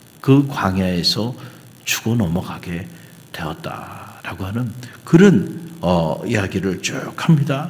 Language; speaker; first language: Korean; native; Korean